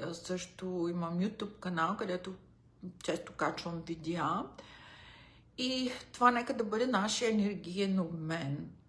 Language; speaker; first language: Bulgarian; early bilingual, heritage; Bulgarian